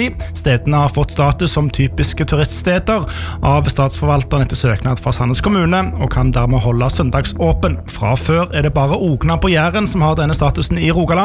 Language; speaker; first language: Norwegian; native; Norwegian